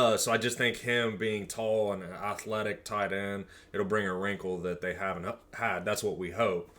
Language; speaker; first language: English; native; English